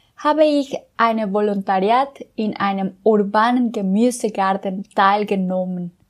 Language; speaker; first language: German; non-native, learner; Spanish